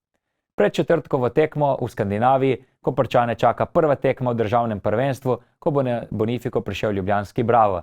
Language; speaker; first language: Slovenian; native; Slovenian